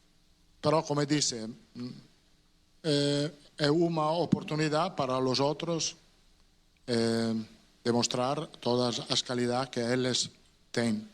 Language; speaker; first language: Spanish; non-native, fluent; Italian